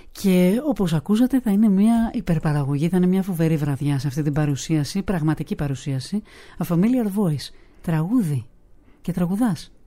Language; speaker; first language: Greek; native; Greek